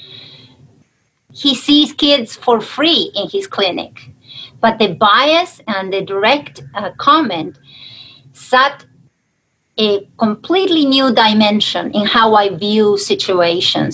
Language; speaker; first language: English; non-native, fluent; Spanish